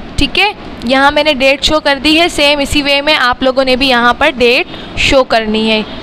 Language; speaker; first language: Urdu; native; Urdu